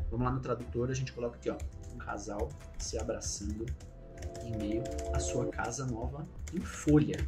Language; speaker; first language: Portuguese; native; Portuguese